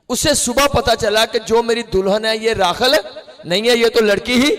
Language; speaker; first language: Urdu; non-native, local second language; Punjabi